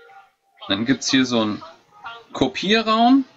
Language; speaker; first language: German; native; German